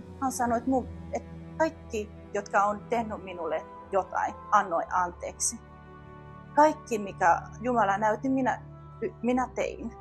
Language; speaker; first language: Finnish; non-native, fluent; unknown